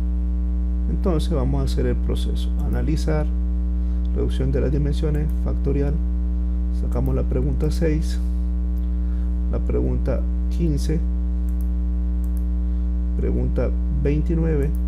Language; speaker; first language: Spanish; native; Spanish